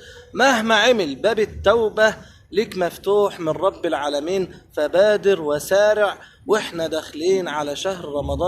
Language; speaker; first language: Arabic; native; Arabic